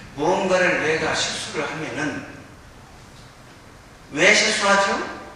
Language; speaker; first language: Korean; native; Korean